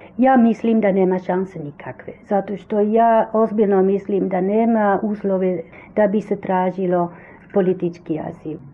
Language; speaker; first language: Serbian; early bilingual, heritage; Serbian